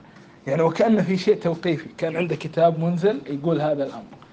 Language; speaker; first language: Arabic; native; Arabic